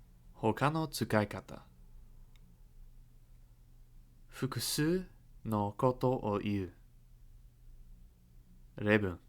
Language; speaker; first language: Japanese; non-native, learner; English